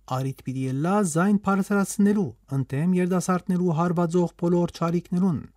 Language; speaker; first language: Armenian; early bilingual, heritage; Armenian